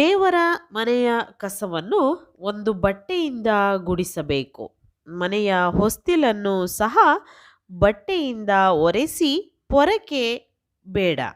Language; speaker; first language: Kannada; native; Kannada